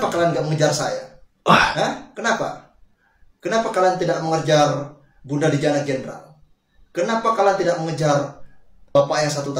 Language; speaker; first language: Indonesian; native; Indonesian